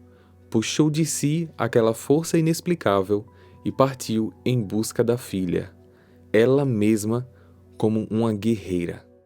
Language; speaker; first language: Portuguese; native; Portuguese